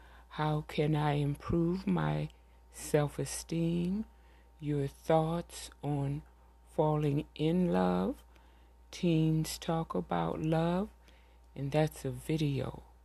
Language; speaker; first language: English; native; English